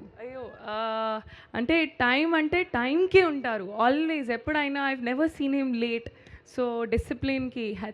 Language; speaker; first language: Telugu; non-native, local second language; Hindi